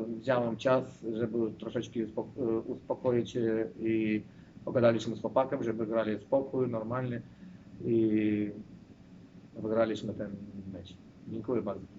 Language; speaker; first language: Polish; non-native, learner; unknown